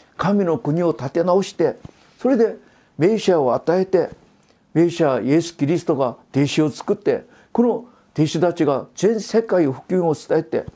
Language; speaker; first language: Japanese; non-native, fluent; Korean